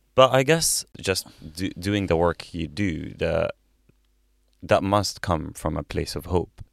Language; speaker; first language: English; non-native, fluent; Arabic